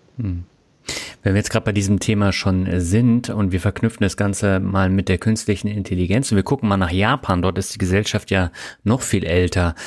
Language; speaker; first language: German; native; German